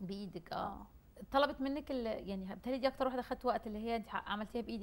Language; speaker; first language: Arabic; native; Arabic